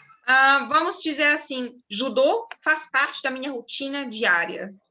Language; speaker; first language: Portuguese; non-native, fluent; German